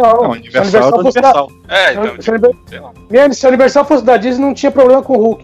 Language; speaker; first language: Portuguese; native; Portuguese